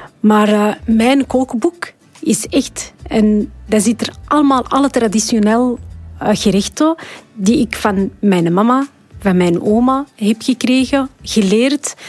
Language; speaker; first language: Dutch; non-native, fluent; Arabic